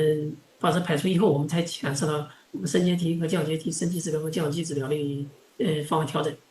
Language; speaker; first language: Chinese; non-native, local second language; Indonesian